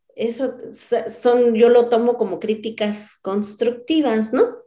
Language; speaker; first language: Spanish; non-native, local second language; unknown